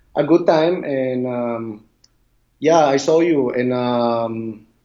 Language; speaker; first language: English; non-native, learner; Spanish